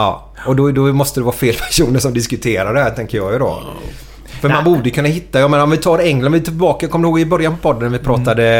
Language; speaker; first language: Swedish; native; Swedish